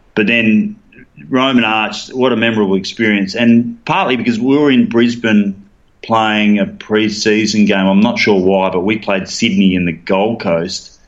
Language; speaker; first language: English; native; English